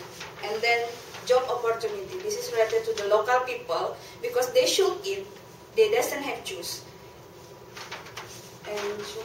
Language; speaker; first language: English; non-native, learner; Indonesian